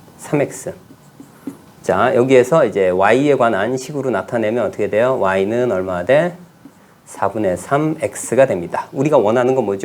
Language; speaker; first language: Korean; native; Korean